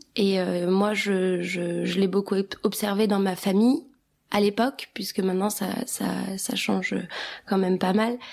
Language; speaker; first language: French; early bilingual, other home language; Albanian